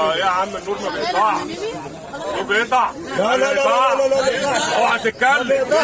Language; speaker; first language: Arabic; native; Arabic